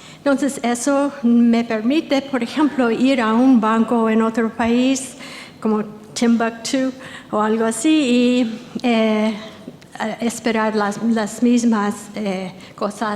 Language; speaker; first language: Spanish; non-native, fluent; English